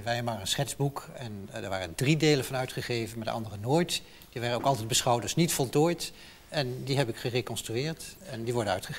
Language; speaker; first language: Dutch; native; Dutch